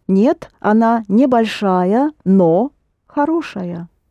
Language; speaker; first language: Russian; native; Russian